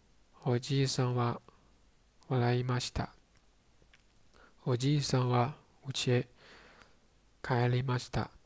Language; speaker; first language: Japanese; non-native, learner; Chinese